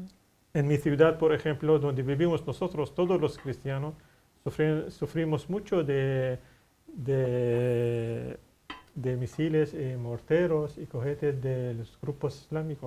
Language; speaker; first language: Spanish; non-native, fluent; Arabic